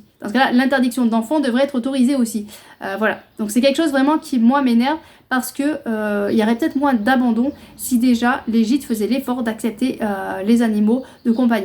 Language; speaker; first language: French; native; French